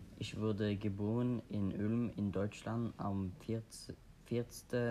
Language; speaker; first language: German; non-native, learner; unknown